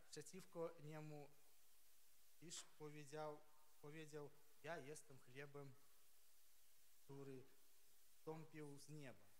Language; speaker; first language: Polish; non-native, learner; Ukrainian